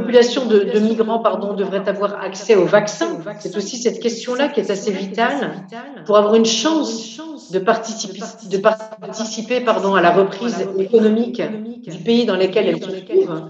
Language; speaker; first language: French; native; French